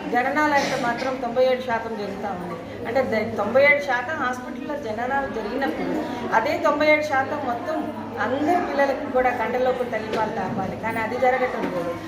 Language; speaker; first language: Telugu; native; Telugu